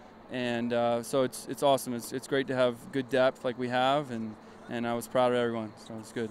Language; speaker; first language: English; native; English